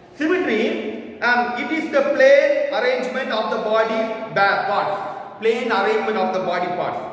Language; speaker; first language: English; non-native, local second language; Tamil